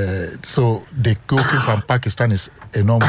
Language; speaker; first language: Dutch; non-native, learner; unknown